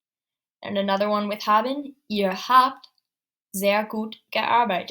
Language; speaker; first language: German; non-native, fluent; English